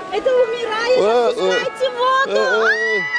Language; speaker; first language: Russian; non-native, local second language; Tajik